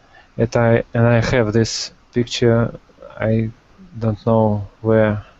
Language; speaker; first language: English; non-native, learner; Russian